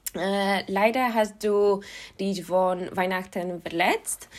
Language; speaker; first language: German; non-native, fluent; Polish